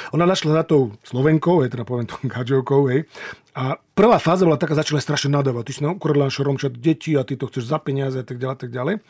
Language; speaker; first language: Slovak; native; Slovak